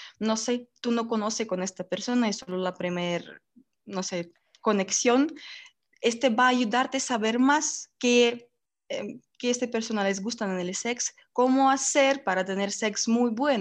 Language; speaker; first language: Spanish; non-native, learner; Russian